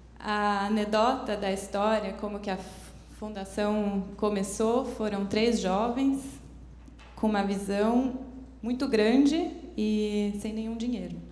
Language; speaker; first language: Portuguese; native; Portuguese